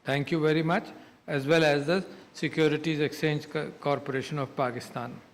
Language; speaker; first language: English; non-native, local second language; Urdu